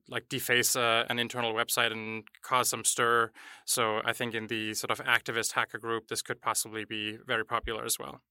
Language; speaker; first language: English; non-native, fluent; German